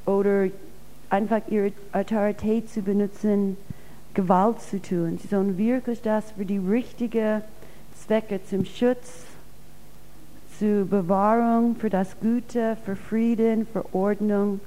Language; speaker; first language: German; non-native, fluent; English